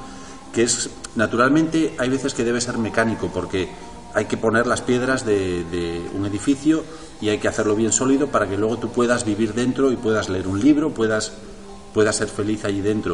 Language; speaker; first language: Spanish; native; Spanish